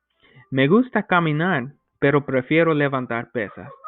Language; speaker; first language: Spanish; non-native, fluent; English